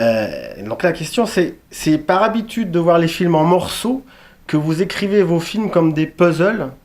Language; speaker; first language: French; native; French